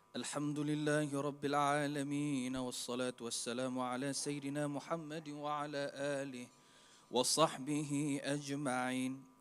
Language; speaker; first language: Malay; native; Malay